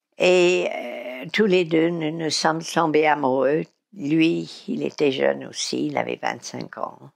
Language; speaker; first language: French; non-native, fluent; English